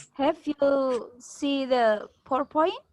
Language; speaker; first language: English; non-native, learner; Indonesian